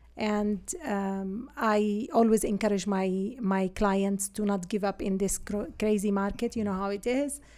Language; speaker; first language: English; non-native, fluent; Arabic